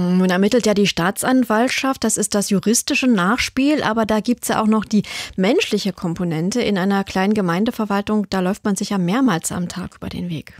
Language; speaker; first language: German; native; German